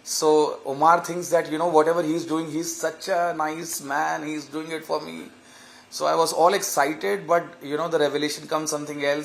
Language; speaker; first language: English; non-native, local second language; Hindi